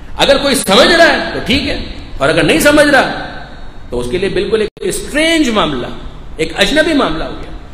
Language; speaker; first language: Urdu; non-native, local second language; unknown